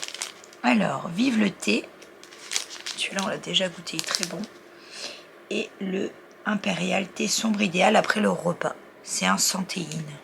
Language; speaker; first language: French; native; French